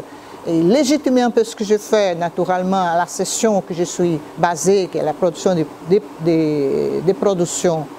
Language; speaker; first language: French; non-native, fluent; Portuguese